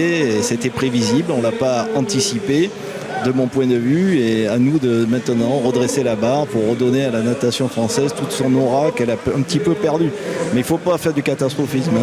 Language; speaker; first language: French; native; French